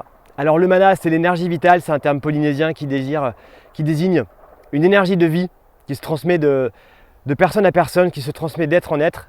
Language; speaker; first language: French; native; French